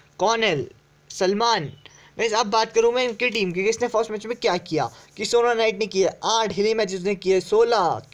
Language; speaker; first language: Hindi; native; Hindi